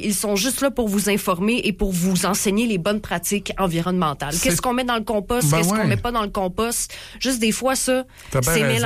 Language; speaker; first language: French; native; French